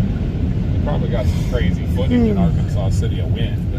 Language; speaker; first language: English; native; English